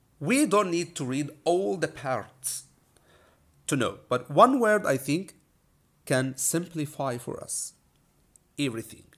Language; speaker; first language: English; non-native, fluent; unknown